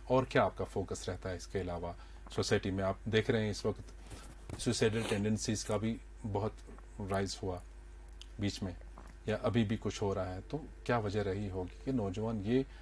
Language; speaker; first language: Hindi; non-native, local second language; Kashmiri